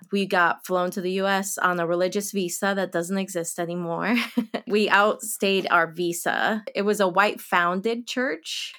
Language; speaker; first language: English; early bilingual, other home language; Spanish